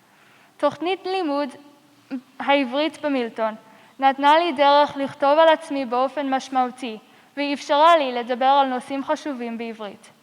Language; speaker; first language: Hebrew; non-native, learner; English